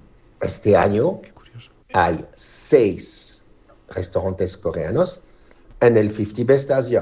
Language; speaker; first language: Spanish; non-native, fluent; French